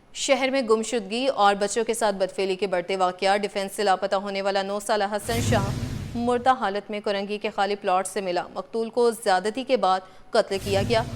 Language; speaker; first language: Urdu; native; Urdu